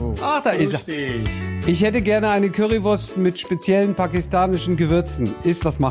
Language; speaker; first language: German; native; German